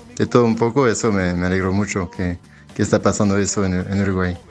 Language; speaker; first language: Spanish; non-native, fluent; French